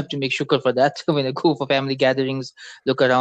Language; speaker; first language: English; native; English